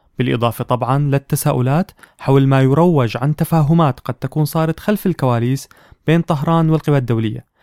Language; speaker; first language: Arabic; native; Arabic